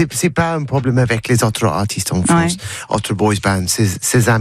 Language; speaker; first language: French; non-native, learner; English